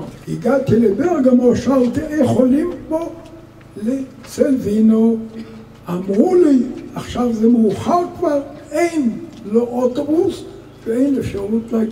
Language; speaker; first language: Hebrew; non-native, fluent; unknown